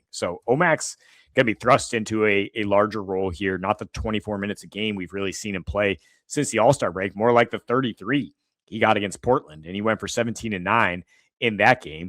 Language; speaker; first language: English; native; English